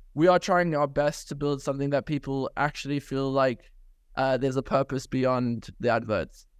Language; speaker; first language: English; native; English